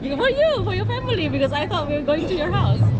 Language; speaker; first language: English; non-native, local second language; Indonesian